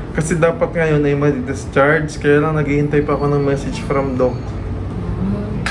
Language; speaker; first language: Filipino; native; Filipino